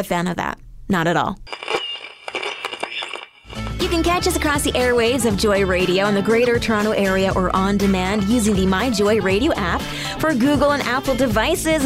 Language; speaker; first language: English; native; English